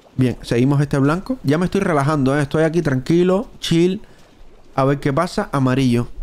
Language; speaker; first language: Spanish; native; Spanish